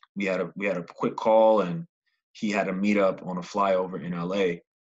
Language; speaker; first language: English; native; English